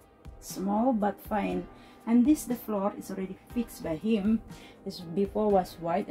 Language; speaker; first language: English; non-native, learner; Indonesian